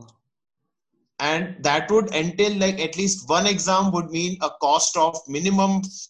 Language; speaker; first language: English; non-native, local second language; Gujarati